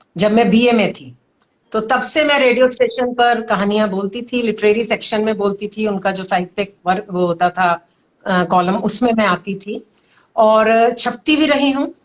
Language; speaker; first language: Hindi; native; Hindi